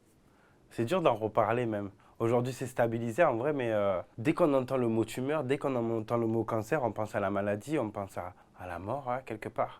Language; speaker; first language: French; native; French